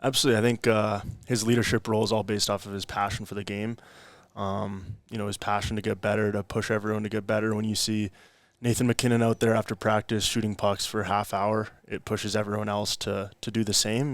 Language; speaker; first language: English; native; English